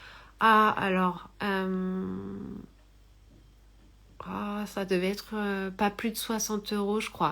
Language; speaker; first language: French; native; French